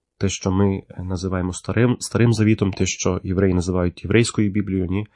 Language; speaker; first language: Ukrainian; early bilingual, heritage; Ukrainian